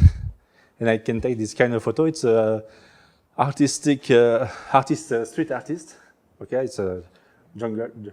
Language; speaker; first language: English; non-native, learner; French